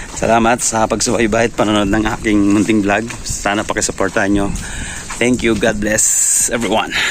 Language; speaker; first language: Filipino; native; Filipino